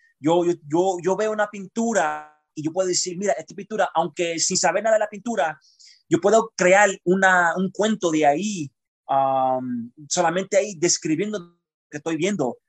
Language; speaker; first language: Spanish; early bilingual, heritage; Spanish